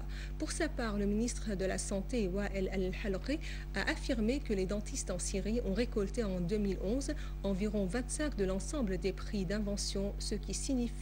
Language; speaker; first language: French; non-native, fluent; Arabic